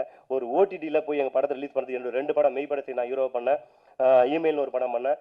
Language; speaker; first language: Tamil; native; Tamil